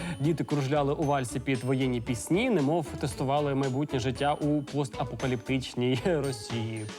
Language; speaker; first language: Ukrainian; native; Ukrainian